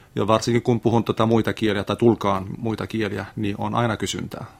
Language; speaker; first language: Finnish; non-native, fluent; Arabic